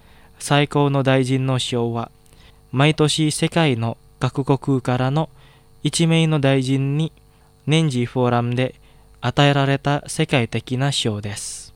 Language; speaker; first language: Japanese; non-native, fluent; Indonesian